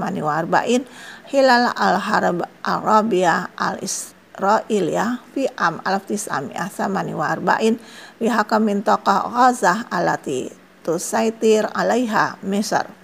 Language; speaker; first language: Arabic; non-native, fluent; Indonesian